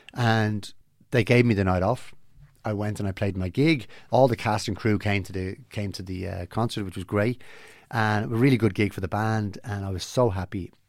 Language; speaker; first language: English; native; English